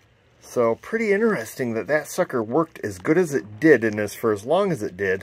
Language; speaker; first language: English; native; English